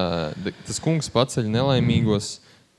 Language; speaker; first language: Latvian; non-native, learner; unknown